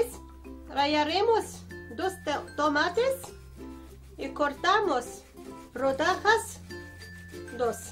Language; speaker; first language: Spanish; non-native, learner; Arabic